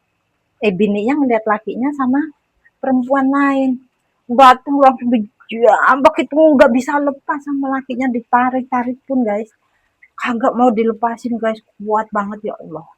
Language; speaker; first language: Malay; non-native, local second language; Indonesian